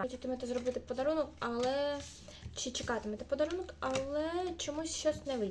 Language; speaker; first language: Ukrainian; native; Ukrainian